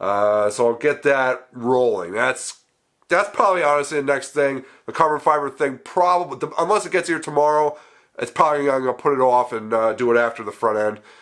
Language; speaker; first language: English; native; English